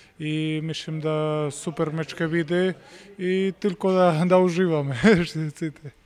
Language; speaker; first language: Macedonian; non-native, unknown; Spanish